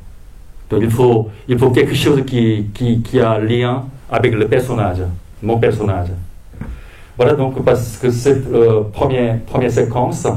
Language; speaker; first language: French; non-native, fluent; Korean